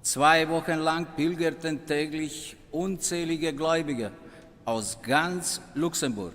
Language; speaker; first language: German; non-native, fluent; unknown